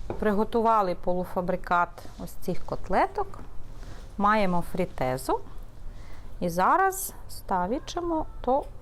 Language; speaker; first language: Ukrainian; early bilingual, heritage; Ukrainian